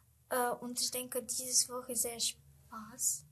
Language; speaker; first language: German; non-native, learner; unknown